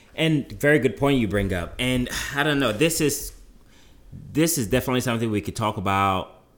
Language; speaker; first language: English; non-native, local second language; Akan